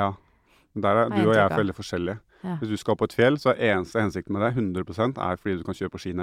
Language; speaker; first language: Norwegian; native; Norwegian